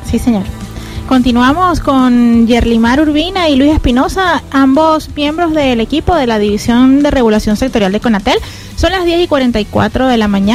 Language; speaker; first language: Spanish; native; Spanish